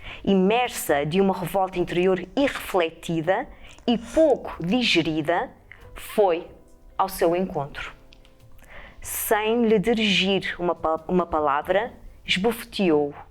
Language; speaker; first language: Portuguese; native; Portuguese